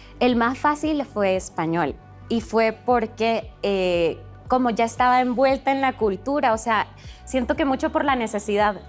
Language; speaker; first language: Spanish; early bilingual, other home language; Portuguese